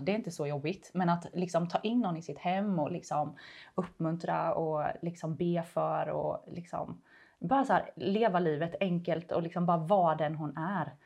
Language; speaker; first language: Swedish; native; Swedish